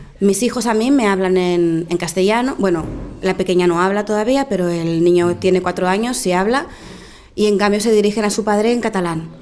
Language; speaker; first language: Spanish; native; Spanish